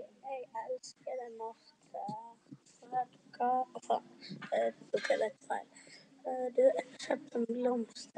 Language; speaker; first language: Norwegian; non-native, learner; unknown